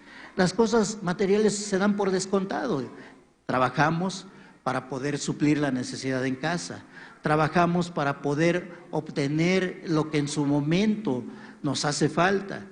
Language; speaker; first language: Spanish; native; Spanish